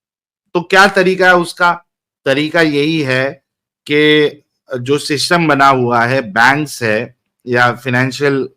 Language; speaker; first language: Hindi; native; Hindi